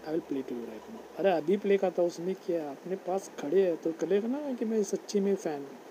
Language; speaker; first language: Hindi; non-native, local second language; Marathi